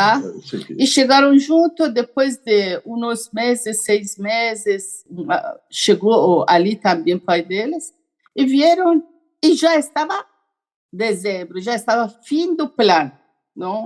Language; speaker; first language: Portuguese; non-native, learner; Persian